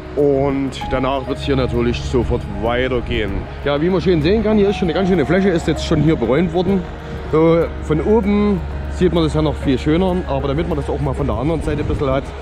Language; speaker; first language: German; native; German